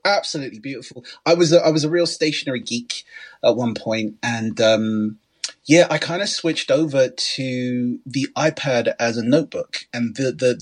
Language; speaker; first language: English; native; English